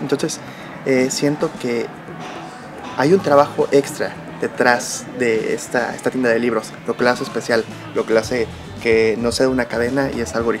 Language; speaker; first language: Spanish; native; Spanish